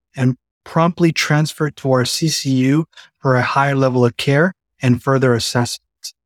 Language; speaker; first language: English; native; English